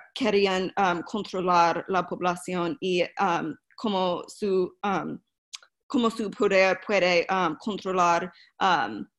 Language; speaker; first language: Spanish; non-native, learner; English